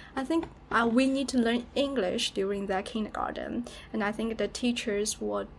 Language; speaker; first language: English; non-native, fluent; Chinese